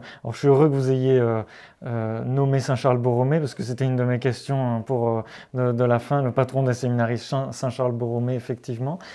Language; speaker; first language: French; native; French